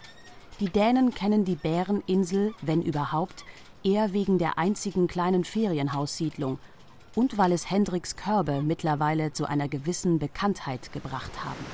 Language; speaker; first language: German; native; German